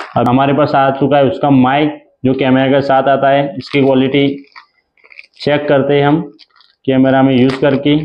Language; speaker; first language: Hindi; non-native, local second language; Gujarati